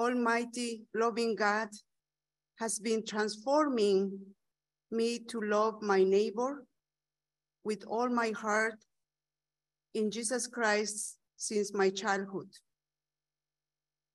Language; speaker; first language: English; non-native, fluent; Spanish